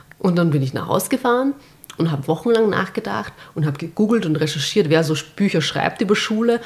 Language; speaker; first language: German; early bilingual, other home language; Bosnian